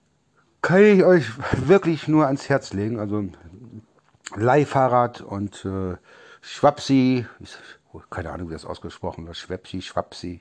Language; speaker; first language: German; native; German